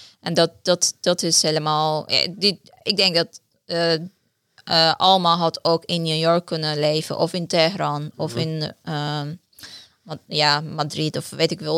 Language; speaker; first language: Dutch; non-native, fluent; Persian